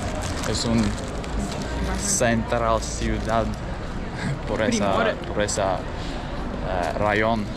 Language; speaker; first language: Spanish; non-native, learner; Latvian